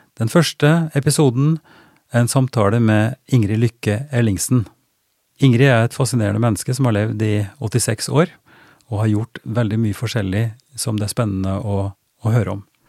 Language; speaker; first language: Norwegian; native; Norwegian